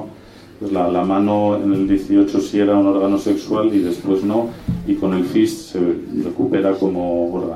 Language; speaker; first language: Spanish; native; Spanish